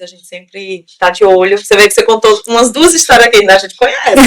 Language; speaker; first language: Portuguese; native; Portuguese